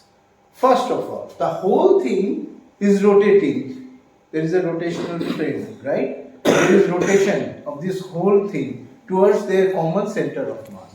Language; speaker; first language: English; non-native, local second language; Bangla